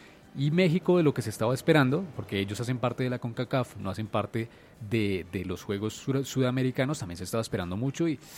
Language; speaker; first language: Spanish; native; Spanish